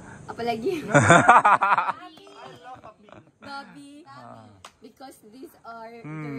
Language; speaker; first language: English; non-native, local second language; Cebuano